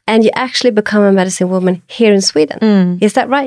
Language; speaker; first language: English; non-native, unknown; Swedish